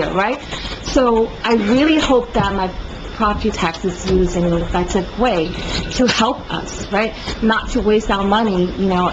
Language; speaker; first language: English; non-native, fluent; Chinese